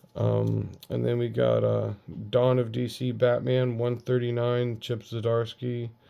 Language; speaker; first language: English; native; English